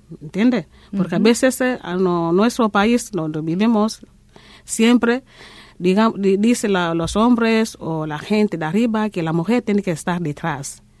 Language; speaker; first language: Spanish; non-native, learner; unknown